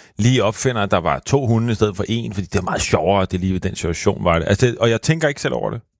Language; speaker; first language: Danish; native; Danish